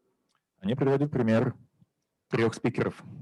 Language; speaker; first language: Russian; native; Russian